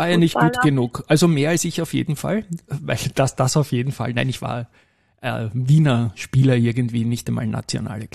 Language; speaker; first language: German; native; German